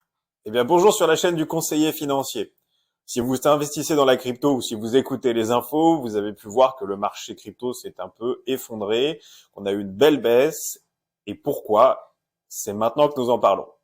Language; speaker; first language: French; native; French